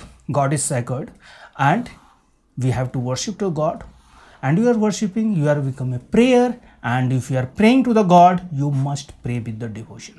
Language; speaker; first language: English; non-native, local second language; Hindi